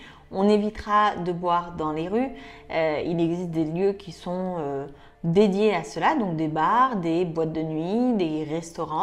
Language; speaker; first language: French; native; French